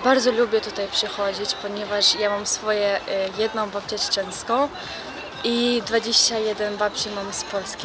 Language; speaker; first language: Polish; early bilingual, other home language; Chechen